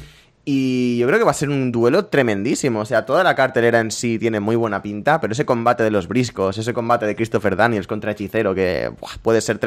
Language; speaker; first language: Spanish; native; Spanish